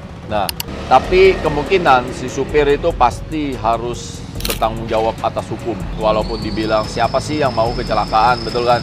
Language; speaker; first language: Indonesian; native; Indonesian